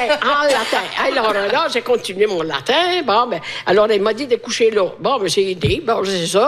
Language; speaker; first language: French; non-native, fluent; Italian